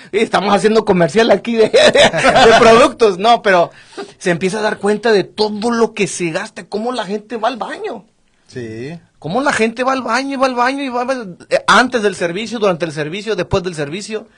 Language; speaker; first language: Spanish; native; Spanish